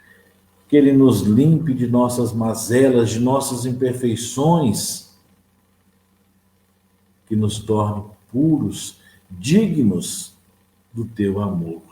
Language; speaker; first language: Portuguese; native; Portuguese